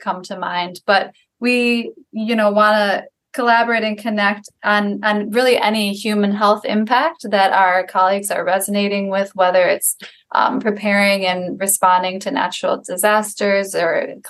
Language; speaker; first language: English; native; English